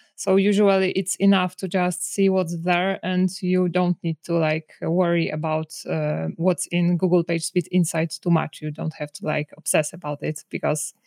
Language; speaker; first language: English; non-native, fluent; Polish